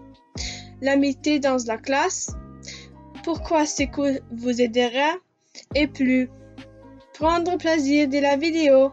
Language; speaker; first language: French; non-native, learner; English